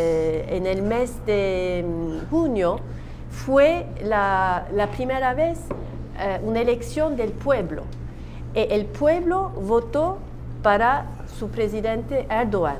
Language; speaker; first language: Spanish; non-native, learner; Turkish